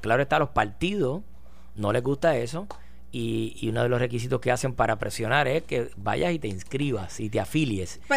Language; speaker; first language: Spanish; native; Spanish